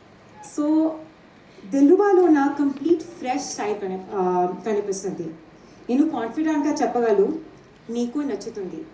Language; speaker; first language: Telugu; non-native, learner; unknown